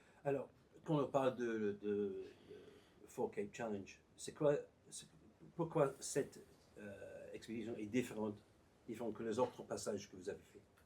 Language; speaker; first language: French; non-native, learner; English